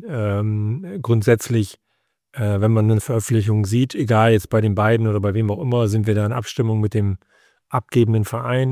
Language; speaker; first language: German; native; German